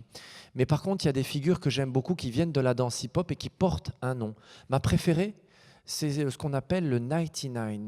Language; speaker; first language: French; native; French